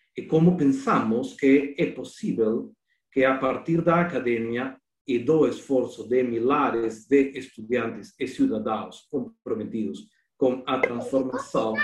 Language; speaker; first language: Portuguese; non-native, learner; Spanish